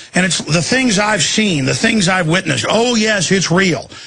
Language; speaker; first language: English; native; English